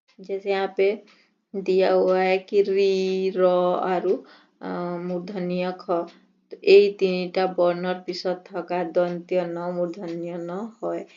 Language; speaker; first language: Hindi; non-native, local second language; Assamese